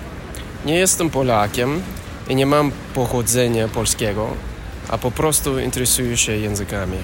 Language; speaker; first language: Polish; non-native, learner; English